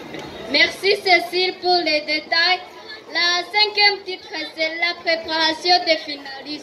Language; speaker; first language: French; non-native, learner; Kinyarwanda